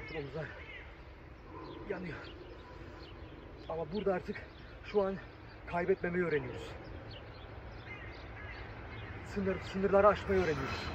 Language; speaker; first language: Turkish; early bilingual, heritage; Turkish